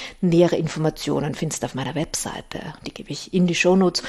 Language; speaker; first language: German; native; German